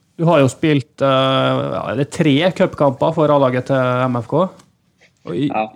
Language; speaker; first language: Norwegian; native; Norwegian